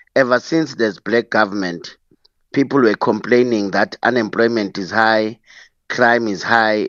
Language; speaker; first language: English; non-native, local second language; Xhosa